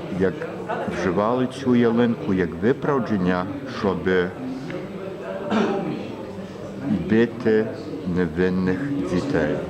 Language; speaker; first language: Ukrainian; early bilingual, heritage; Ukrainian